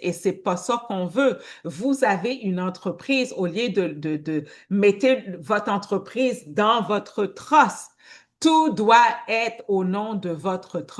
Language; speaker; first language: French; native; French